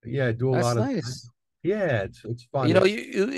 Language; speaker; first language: English; native; English